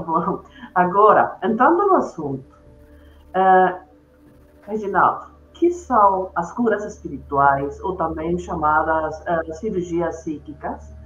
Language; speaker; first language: Portuguese; non-native, fluent; Spanish